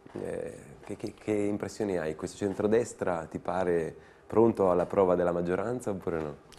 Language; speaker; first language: Italian; native; Italian